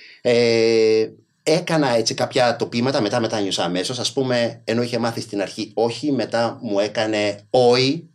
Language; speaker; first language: Greek; early bilingual, other home language; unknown